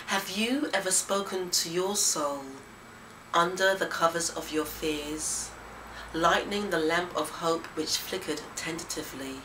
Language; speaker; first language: English; native; English